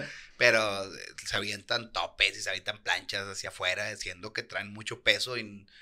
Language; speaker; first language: Spanish; native; Spanish